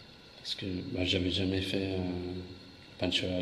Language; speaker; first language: French; non-native, fluent; English